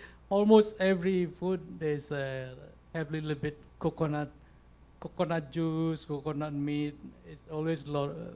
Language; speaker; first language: English; non-native, fluent; Balinese